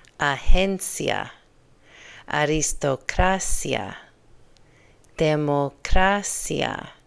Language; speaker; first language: Spanish; non-native, fluent; English